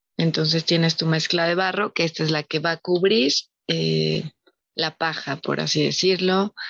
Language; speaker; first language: Spanish; native; Spanish